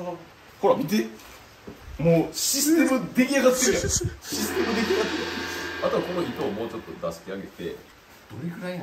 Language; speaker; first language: Japanese; native; Japanese